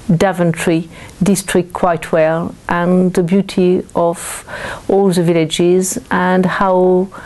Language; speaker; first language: English; non-native, fluent; French